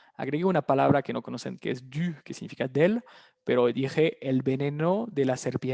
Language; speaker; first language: Spanish; non-native, fluent; French